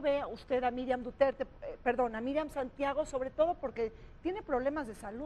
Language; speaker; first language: Spanish; native; Spanish